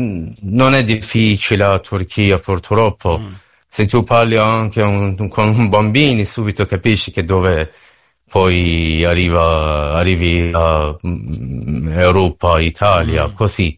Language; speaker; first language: Italian; non-native, learner; Persian